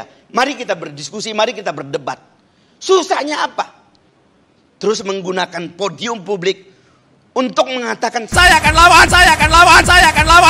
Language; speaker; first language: Indonesian; native; Indonesian